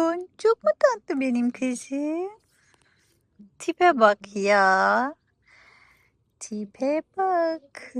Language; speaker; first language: Turkish; native; Turkish